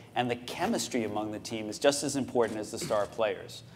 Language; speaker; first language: English; native; English